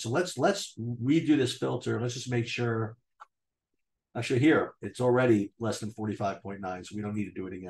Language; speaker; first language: English; native; English